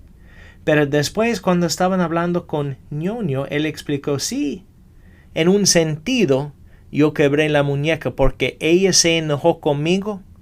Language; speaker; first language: Spanish; non-native, fluent; English